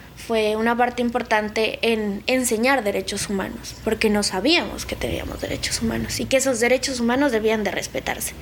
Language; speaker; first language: Spanish; native; Spanish